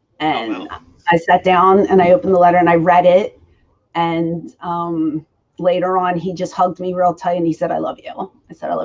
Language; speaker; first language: English; native; English